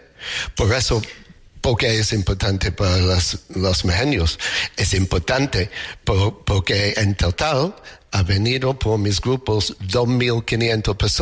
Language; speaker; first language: Spanish; non-native, fluent; English